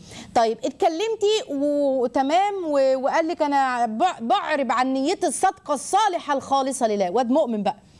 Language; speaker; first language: Arabic; native; Arabic